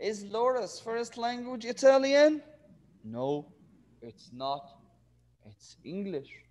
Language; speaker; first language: English; non-native, fluent; Arabic